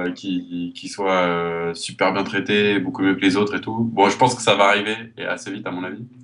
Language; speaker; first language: French; native; French